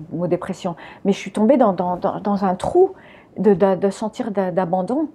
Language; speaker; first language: French; early bilingual, other home language; English